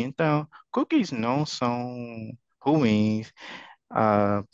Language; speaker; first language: Portuguese; non-native, fluent; English